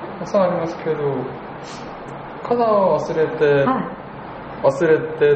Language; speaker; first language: Japanese; non-native, learner; Korean